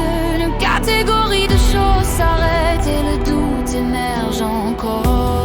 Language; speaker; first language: French; native; French